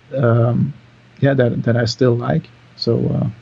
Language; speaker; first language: English; non-native, fluent; Dutch